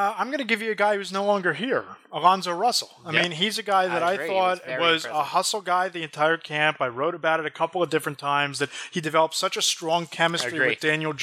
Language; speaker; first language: English; native; English